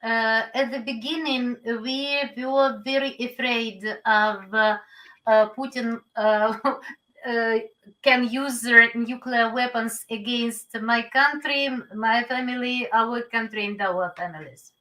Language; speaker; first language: English; non-native, learner; Ukrainian